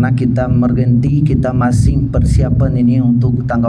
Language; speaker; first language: Indonesian; non-native, fluent; Portuguese